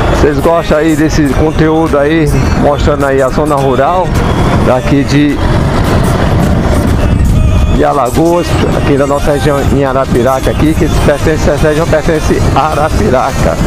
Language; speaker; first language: Portuguese; native; Portuguese